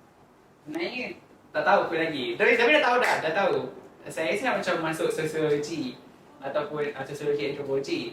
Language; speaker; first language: Malay; native; Malay